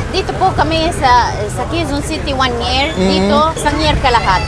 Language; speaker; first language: Filipino; early bilingual, heritage; Arabic